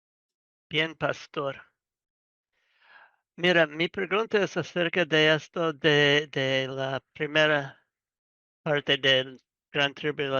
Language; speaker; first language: Spanish; non-native, learner; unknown